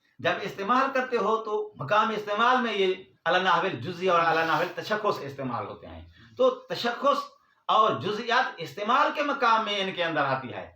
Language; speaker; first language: Urdu; non-native, local second language; Punjabi